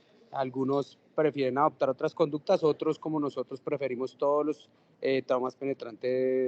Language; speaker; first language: Spanish; native; Spanish